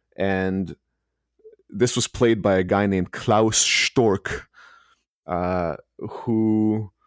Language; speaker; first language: English; early bilingual, other home language; Hebrew